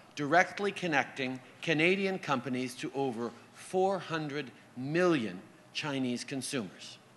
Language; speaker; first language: English; native; English